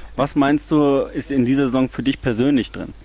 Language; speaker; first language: German; native; German